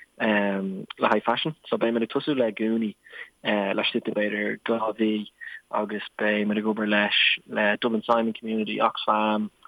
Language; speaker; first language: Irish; non-native, local second language; English